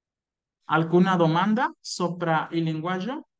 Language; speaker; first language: Italian; non-native, fluent; Spanish